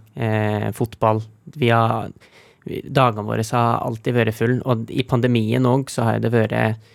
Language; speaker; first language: Norwegian; native; Norwegian